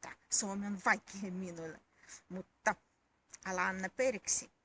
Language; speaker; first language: Finnish; non-native, learner; Russian